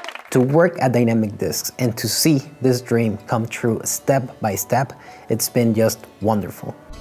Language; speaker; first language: English; non-native, fluent; Spanish